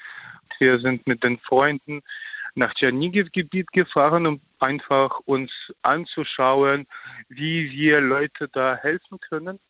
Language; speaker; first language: German; non-native, fluent; Ukrainian